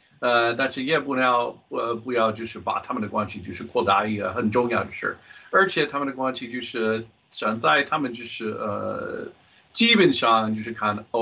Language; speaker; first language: Chinese; non-native, fluent; English